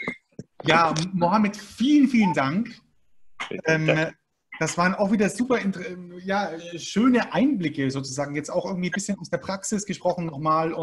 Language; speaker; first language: German; native; German